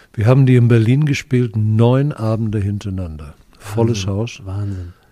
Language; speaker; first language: German; non-native, fluent; English